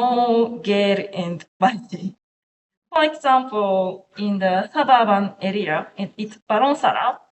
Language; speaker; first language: English; non-native, learner; Japanese